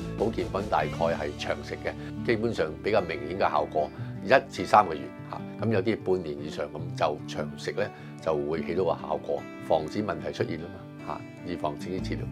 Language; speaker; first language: Cantonese; early bilingual, heritage; Cantonese